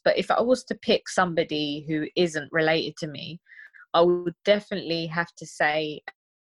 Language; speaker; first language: English; native; English